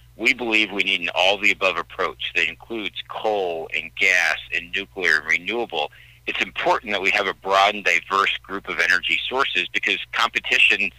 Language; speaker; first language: English; native; English